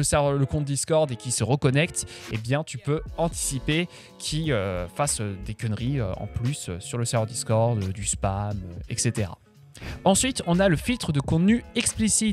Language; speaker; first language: French; native; French